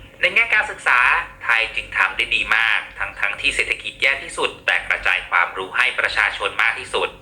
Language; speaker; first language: Thai; native; Thai